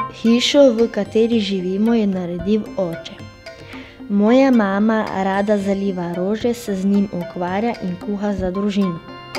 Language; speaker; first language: Slovenian; non-native, local second language; Romany